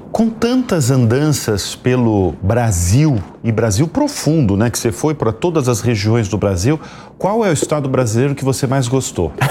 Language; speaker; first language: Portuguese; native; Portuguese